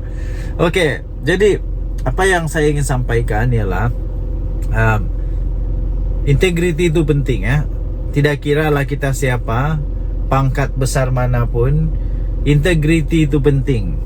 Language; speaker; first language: Malay; native; Malay